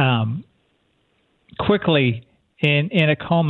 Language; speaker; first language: English; native; English